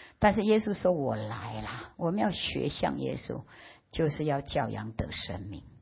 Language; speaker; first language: Chinese; early bilingual, heritage; Chinese